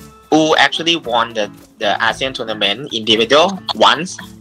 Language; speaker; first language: English; non-native, fluent; Thai